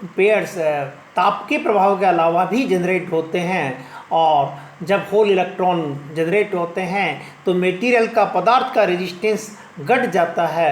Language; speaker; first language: Hindi; native; Hindi